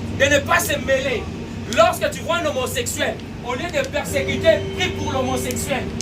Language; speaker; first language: French; non-native, local second language; Lingala